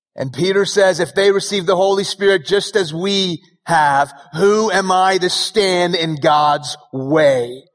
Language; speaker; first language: English; early bilingual, other home language; Persian